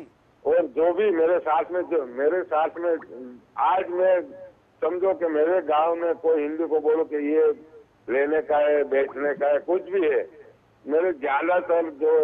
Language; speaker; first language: Hindi; non-native, local second language; Gujarati